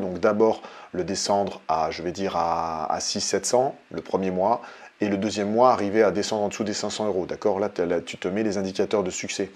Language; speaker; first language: French; native; French